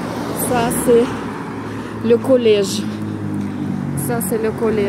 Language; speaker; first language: French; non-native, fluent; Russian